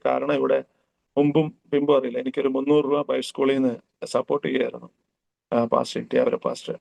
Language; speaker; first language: Malayalam; early bilingual, heritage; Malayalam